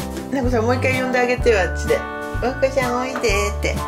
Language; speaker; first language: Japanese; native; Japanese